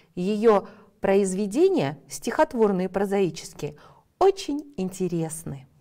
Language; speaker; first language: Russian; native; Russian